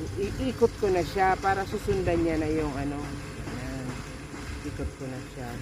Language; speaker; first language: Filipino; native; Filipino